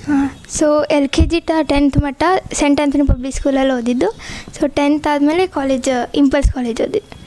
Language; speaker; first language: Kannada; native; Kannada